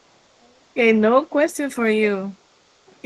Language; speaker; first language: English; non-native, learner; Spanish